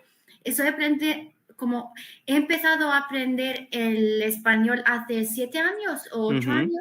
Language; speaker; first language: Spanish; non-native, fluent; Arabic